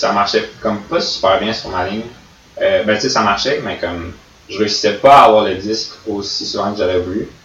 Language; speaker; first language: French; native; French